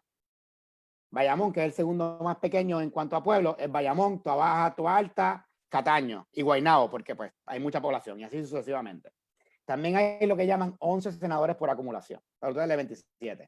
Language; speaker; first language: Spanish; native; Spanish